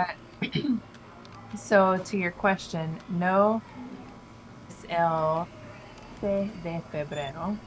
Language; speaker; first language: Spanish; non-native, learner; English